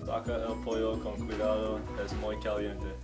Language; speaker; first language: Spanish; non-native, learner; English